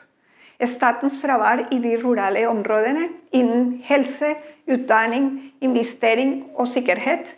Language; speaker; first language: Norwegian; non-native, fluent; Spanish